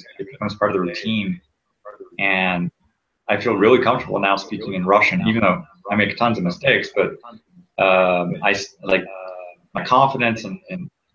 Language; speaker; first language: English; native; English